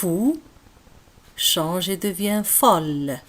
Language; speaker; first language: French; non-native, local second language; Arabic